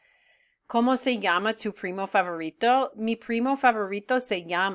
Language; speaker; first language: Spanish; non-native, fluent; English